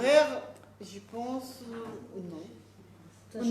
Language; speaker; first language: French; non-native, fluent; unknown